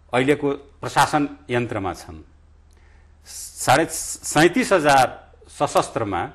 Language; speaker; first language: Nepali; non-native, local second language; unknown